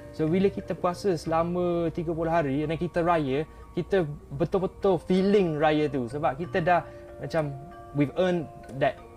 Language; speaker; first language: Malay; non-native, fluent; English